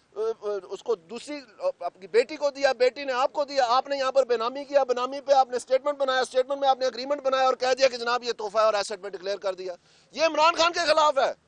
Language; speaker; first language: Urdu; non-native, local second language; Punjabi